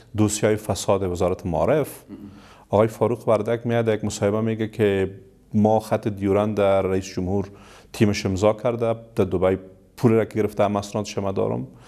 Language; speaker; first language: Persian; native; Persian